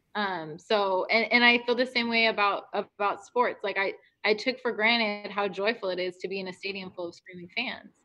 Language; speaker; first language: English; native; English